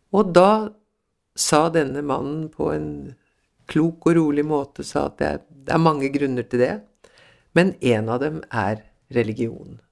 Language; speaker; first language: Norwegian; early bilingual, other home language; Swedish